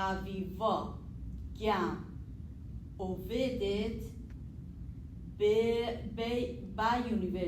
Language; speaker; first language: Hebrew; non-native, learner; English